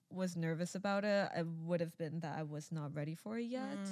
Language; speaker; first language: English; early bilingual, other home language; Chinese